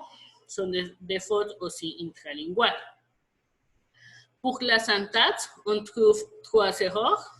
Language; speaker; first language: French; non-native, fluent; Spanish